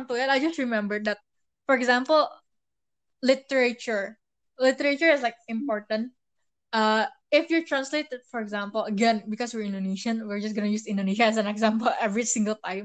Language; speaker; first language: English; non-native, fluent; Indonesian